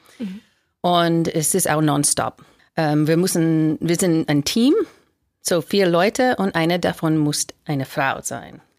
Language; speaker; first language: German; non-native, fluent; English